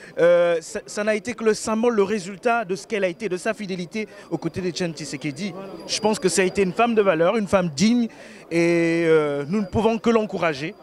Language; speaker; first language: French; non-native, local second language; Lingala